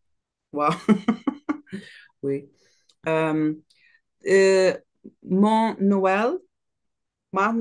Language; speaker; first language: French; non-native, learner; Portuguese